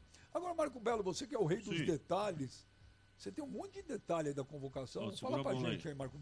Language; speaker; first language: Portuguese; native; Portuguese